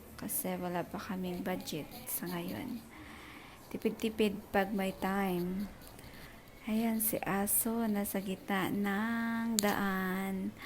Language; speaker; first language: Filipino; non-native, local second language; Cebuano